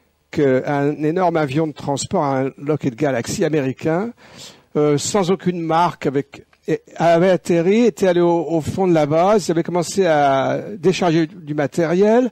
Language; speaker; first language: French; native; French